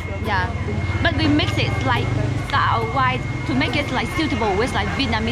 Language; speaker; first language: English; non-native, learner; Vietnamese